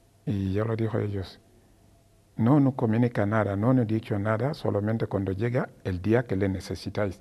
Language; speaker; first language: Spanish; non-native, learner; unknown